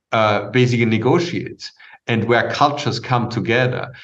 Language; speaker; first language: English; non-native, fluent; German